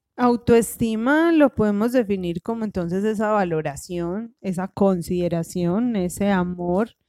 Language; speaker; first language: Spanish; native; Spanish